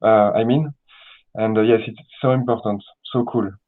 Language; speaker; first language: English; non-native, learner; French